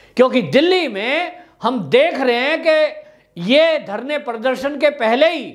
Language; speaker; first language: Hindi; native; Hindi